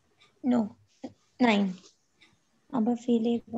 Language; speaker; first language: German; non-native, learner; Urdu